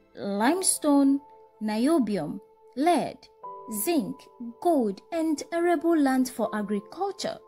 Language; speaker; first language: English; non-native, local second language; Igbo